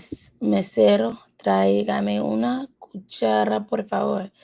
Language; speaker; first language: Spanish; non-native, learner; English